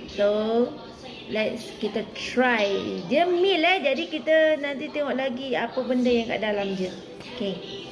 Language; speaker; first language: Malay; native; Malay